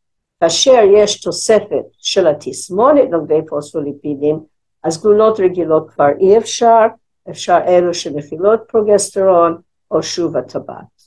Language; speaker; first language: Hebrew; non-native, fluent; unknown